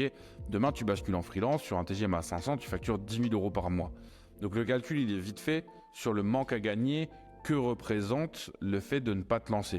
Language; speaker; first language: French; native; French